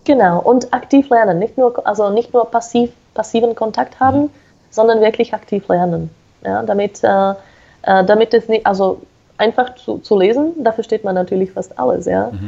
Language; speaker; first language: German; non-native, fluent; Slovak